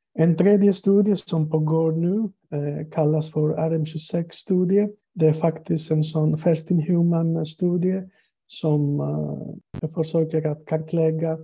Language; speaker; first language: Swedish; non-native, fluent; Greek